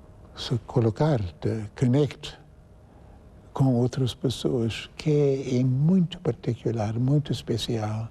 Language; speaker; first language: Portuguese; non-native, fluent; English